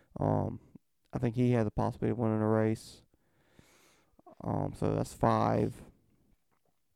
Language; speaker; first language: English; native; English